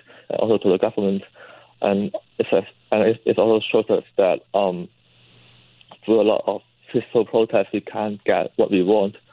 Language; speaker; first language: English; non-native, local second language; Cantonese